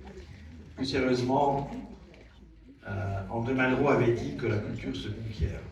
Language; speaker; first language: French; native; French